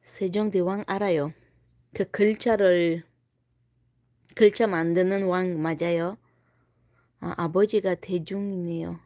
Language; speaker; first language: Korean; non-native, fluent; Tajik